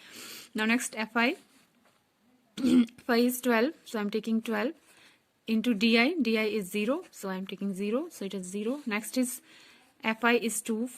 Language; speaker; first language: English; non-native, local second language; Hindi